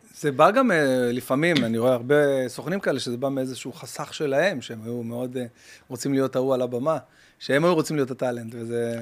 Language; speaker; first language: Hebrew; native; Hebrew